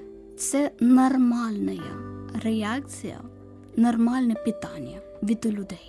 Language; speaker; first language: Ukrainian; non-native, learner; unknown